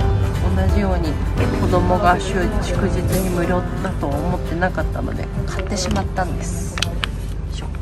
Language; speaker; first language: Japanese; native; Japanese